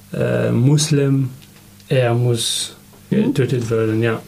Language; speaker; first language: German; non-native, learner; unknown